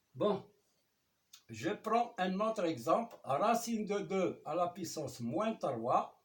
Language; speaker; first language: French; non-native, local second language; Arabic